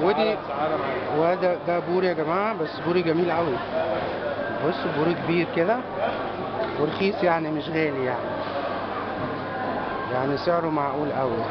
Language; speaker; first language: Arabic; native; Arabic